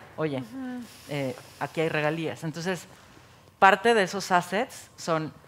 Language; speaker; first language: Spanish; native; Spanish